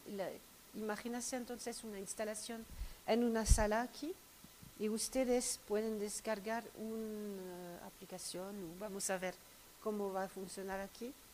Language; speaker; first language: Spanish; non-native, fluent; French